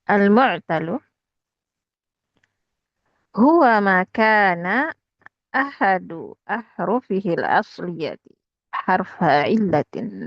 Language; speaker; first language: Arabic; non-native, fluent; Indonesian